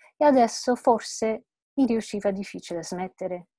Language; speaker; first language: Italian; non-native, fluent; English